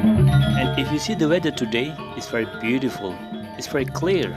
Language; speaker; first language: English; non-native, learner; Indonesian